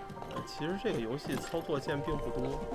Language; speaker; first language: Chinese; native; Chinese